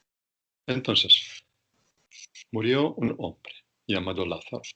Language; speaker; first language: Spanish; non-native, fluent; Russian